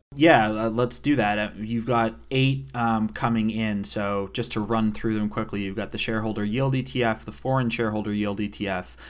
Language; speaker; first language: English; native; English